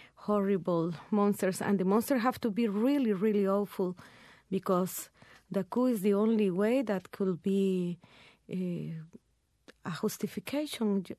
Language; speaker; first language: English; non-native, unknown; Spanish